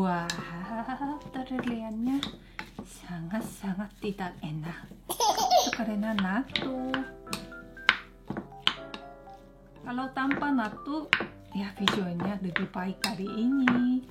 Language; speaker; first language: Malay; non-native, fluent; Korean